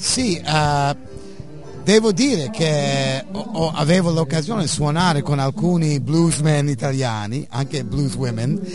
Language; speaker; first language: Italian; non-native, fluent; English